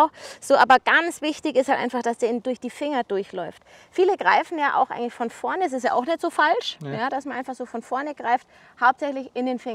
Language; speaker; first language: German; native; German